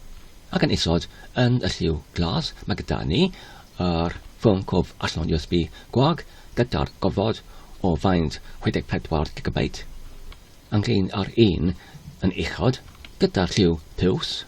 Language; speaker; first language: Welsh; non-native, learner; Polish